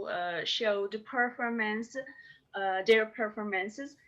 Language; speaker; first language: English; non-native, learner; Persian